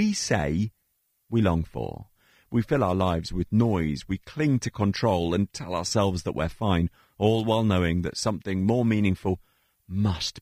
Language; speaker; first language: English; native; English